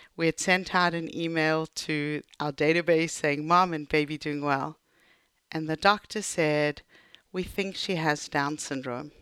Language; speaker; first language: English; native; English